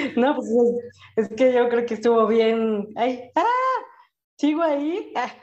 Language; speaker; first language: Spanish; native; Spanish